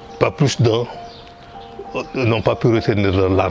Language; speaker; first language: French; non-native, local second language; Wolof